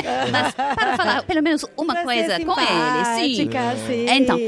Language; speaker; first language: Portuguese; non-native, fluent; English